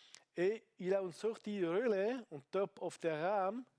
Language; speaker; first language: French; non-native, learner; Italian